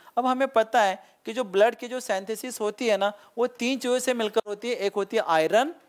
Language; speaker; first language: Hindi; non-native, local second language; Marathi